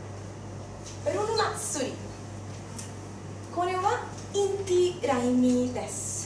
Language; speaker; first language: Japanese; non-native, learner; Spanish